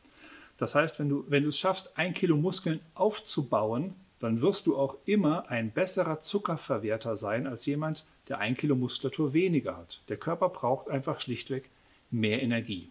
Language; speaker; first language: German; native; German